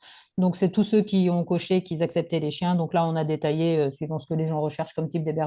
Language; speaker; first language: French; native; French